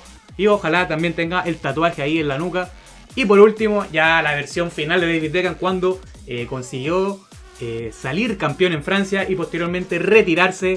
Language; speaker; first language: Spanish; native; Spanish